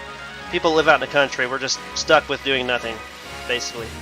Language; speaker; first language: English; native; English